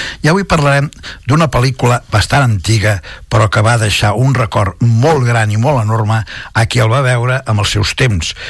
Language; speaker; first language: Catalan; non-native, local second language; Spanish